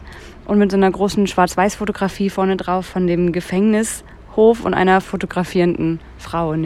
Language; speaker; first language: German; native; German